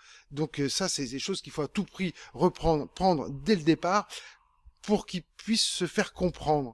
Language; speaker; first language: French; native; French